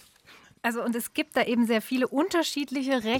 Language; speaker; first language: German; native; German